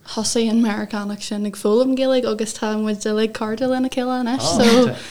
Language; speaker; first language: Irish; non-native, local second language; English